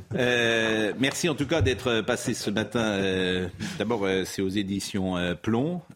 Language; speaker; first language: French; native; French